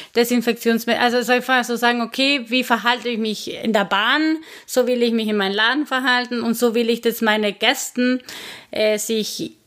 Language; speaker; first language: German; non-native, fluent; Spanish